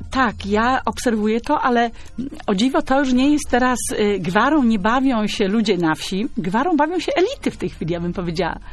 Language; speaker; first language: Polish; native; Polish